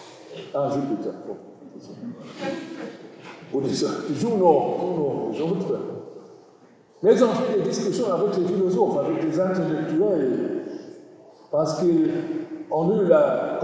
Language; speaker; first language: French; non-native, learner; German